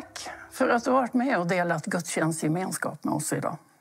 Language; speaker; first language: Swedish; native; Swedish